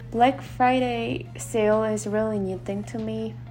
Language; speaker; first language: English; non-native, fluent; Korean